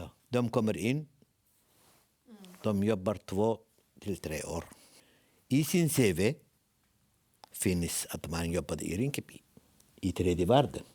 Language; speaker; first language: Swedish; non-native, learner; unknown